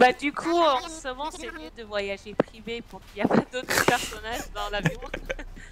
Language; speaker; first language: French; non-native, fluent; English